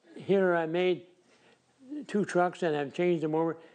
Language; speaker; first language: English; native; English